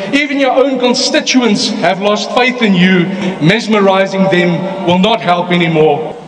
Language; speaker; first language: English; non-native, local second language; Afrikaans